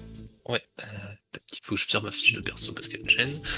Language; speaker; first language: French; native; French